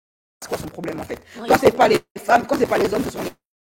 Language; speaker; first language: French; native; French